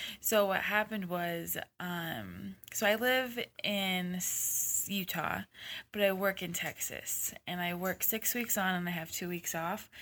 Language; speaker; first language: English; native; English